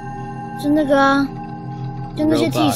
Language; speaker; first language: Chinese; native; Chinese